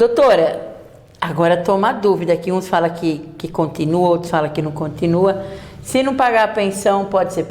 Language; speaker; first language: Portuguese; native; Portuguese